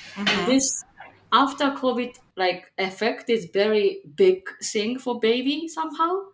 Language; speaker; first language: English; non-native, fluent; Japanese